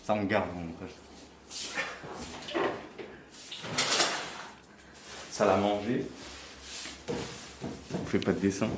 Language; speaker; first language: French; native; French